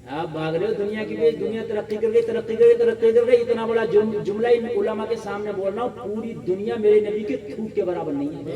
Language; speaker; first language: Urdu; native; Urdu